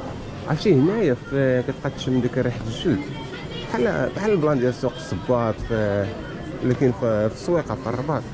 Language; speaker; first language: Arabic; native; Arabic